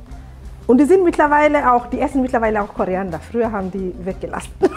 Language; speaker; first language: German; non-native, fluent; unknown